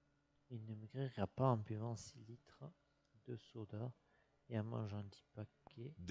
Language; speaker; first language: French; non-native, learner; English